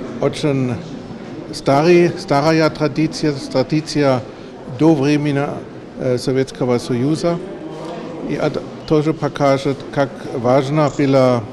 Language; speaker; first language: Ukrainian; non-native, learner; German